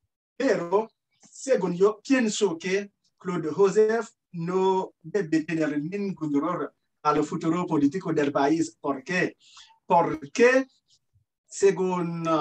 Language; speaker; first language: Spanish; non-native, fluent; Haitian Creole